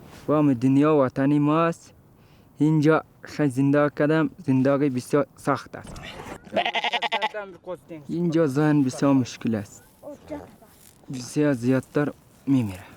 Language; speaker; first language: Persian; non-native, local second language; Kyrgyz